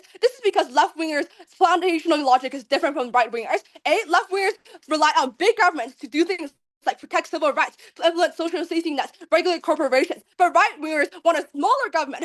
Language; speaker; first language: English; non-native, fluent; Chinese